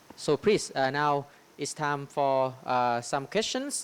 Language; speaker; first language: English; non-native, fluent; Thai